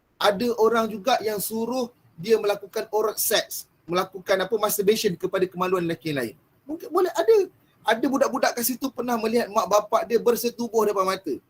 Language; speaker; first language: Malay; native; Malay